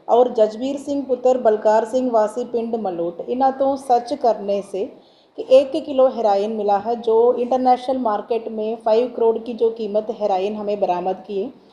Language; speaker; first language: Hindi; non-native, local second language; Tamil